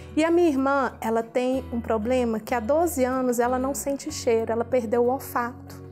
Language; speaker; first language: Portuguese; native; Portuguese